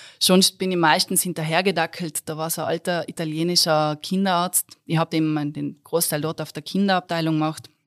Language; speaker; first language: German; native; German